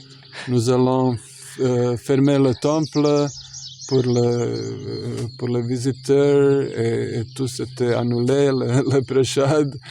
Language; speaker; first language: French; non-native, fluent; Croatian